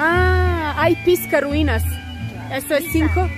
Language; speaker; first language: Spanish; non-native, learner; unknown